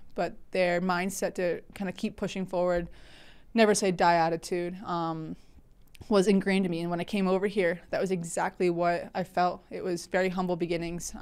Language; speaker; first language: English; native; English